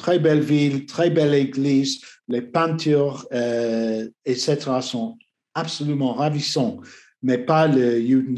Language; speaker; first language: French; non-native, learner; English